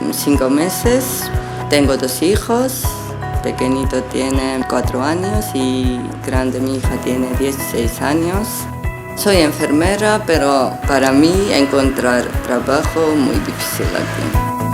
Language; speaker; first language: Spanish; non-native, learner; Georgian